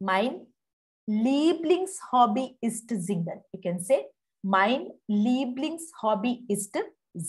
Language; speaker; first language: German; non-native, fluent; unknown